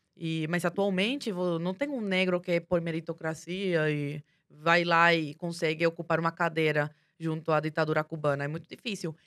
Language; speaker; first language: Portuguese; early bilingual, other home language; Spanish